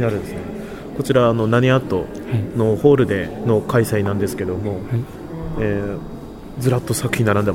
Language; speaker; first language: Japanese; native; Japanese